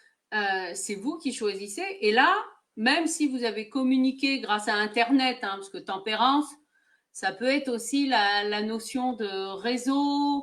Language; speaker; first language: French; native; French